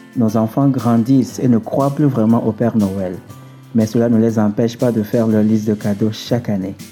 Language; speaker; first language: French; non-native, local second language; Ewe